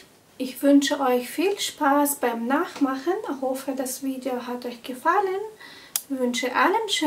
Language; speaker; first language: German; non-native, fluent; Russian